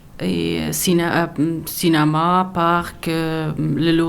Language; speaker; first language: French; non-native, learner; Persian